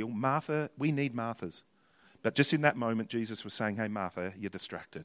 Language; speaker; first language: English; native; English